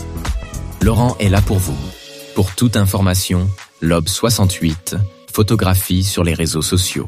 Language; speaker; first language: French; native; French